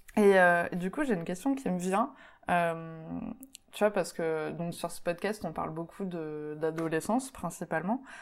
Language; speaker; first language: French; native; French